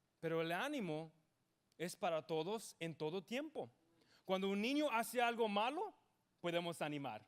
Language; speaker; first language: Spanish; early bilingual, heritage; English